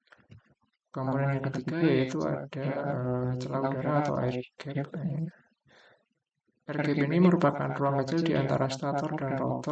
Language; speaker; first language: Indonesian; native; Indonesian